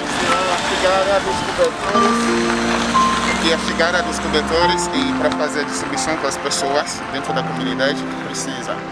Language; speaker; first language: Portuguese; non-native, fluent; Haitian Creole